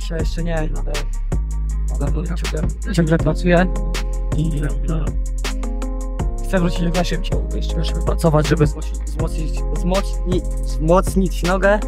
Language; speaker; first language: Polish; non-native, learner; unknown